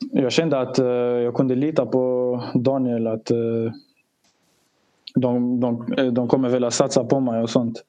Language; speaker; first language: Swedish; early bilingual, other home language; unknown